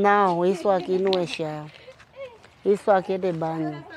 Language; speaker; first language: Portuguese; non-native, local second language; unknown